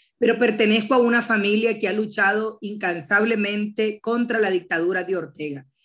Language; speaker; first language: Spanish; native; Spanish